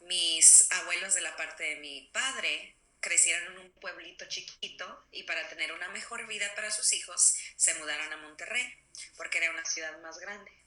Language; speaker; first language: Spanish; early bilingual, other home language; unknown